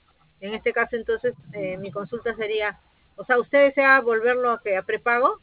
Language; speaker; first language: Spanish; native; Spanish